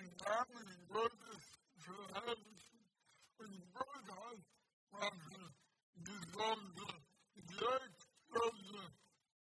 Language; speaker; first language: German; non-native, learner; Russian